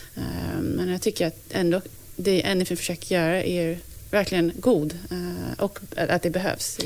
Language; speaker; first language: Swedish; non-native, fluent; English